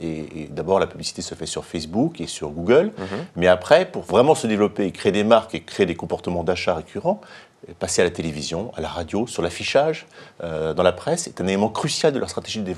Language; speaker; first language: French; native; French